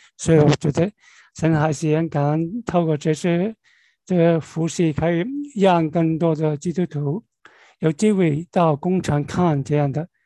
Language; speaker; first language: Chinese; non-native, local second language; Cantonese